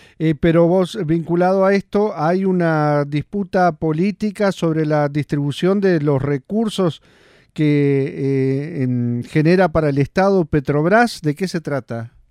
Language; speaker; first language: Spanish; native; Spanish